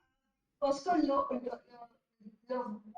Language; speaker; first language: French; non-native, learner; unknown